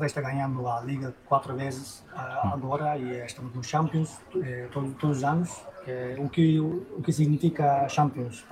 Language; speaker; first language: Portuguese; non-native, fluent; Turkish